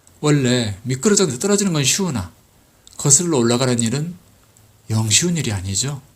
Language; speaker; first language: Korean; native; Korean